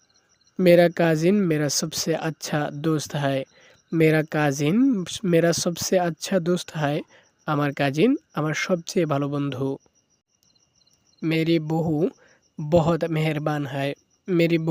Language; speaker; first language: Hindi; non-native, learner; Bangla